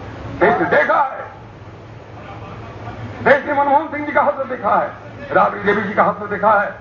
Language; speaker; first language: Hindi; native; Hindi